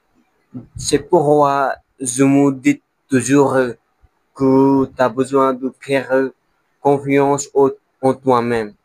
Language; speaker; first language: French; non-native, learner; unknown